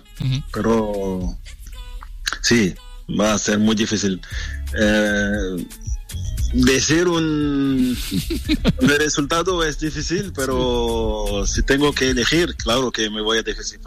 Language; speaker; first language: Spanish; non-native, learner; French